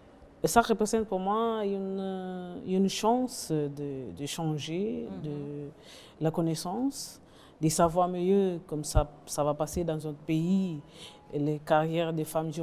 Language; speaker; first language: French; non-native, learner; Portuguese